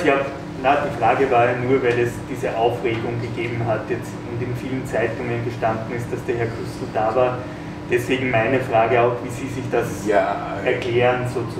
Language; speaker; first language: German; native; German